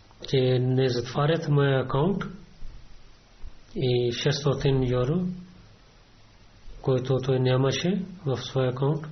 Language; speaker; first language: Bulgarian; non-native, fluent; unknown